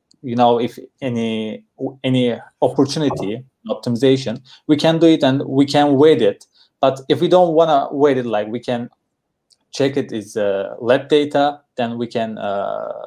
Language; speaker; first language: English; non-native, learner; Turkish